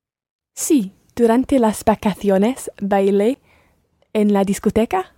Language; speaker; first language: Spanish; non-native, learner; English